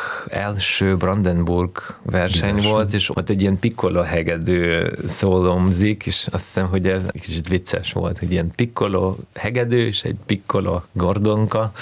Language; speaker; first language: Hungarian; non-native, fluent; Russian